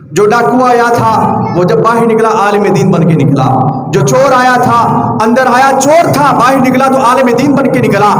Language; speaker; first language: Urdu; non-native, local second language; Punjabi